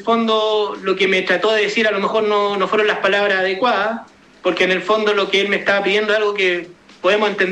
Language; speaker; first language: Spanish; native; Spanish